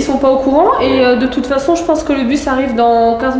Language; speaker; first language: French; native; French